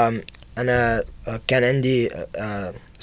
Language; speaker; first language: Arabic; non-native, learner; English